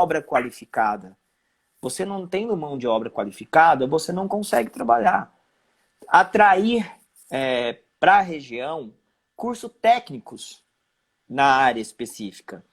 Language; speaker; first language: Portuguese; native; Portuguese